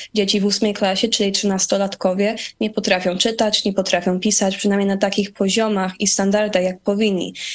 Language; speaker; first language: Polish; early bilingual, heritage; Polish